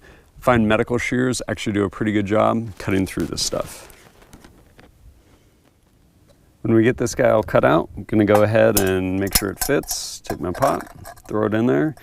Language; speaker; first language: English; native; English